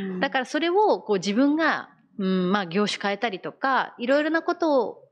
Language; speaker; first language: Japanese; native; Japanese